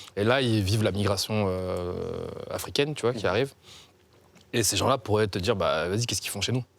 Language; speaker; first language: French; native; French